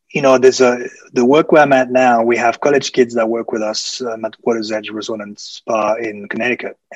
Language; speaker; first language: English; early bilingual, other home language; French